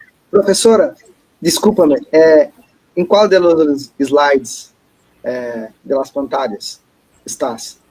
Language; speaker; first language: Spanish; non-native, learner; Portuguese